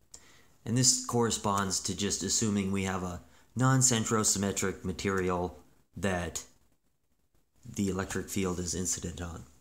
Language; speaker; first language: English; native; English